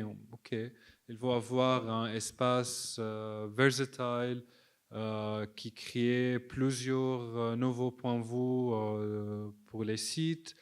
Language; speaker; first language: French; non-native, fluent; Arabic